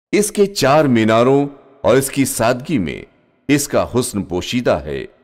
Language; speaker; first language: Urdu; native; Urdu